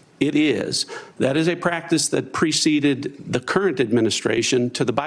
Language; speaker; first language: English; native; English